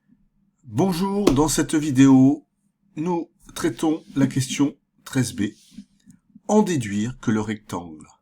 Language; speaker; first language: French; native; French